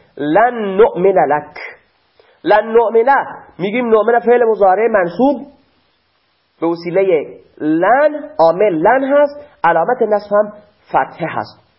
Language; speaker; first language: Persian; non-native, local second language; Baluchi